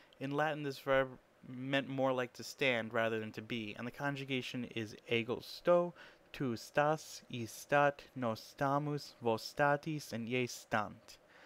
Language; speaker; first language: English; native; English